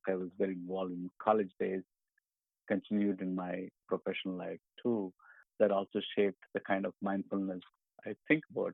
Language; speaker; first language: English; non-native, local second language; Tamil